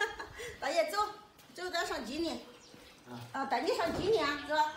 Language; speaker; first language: Chinese; native; Chinese